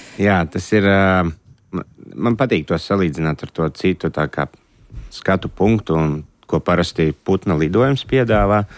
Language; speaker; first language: Latvian; native; Latvian